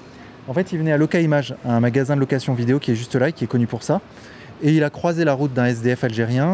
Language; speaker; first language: French; native; French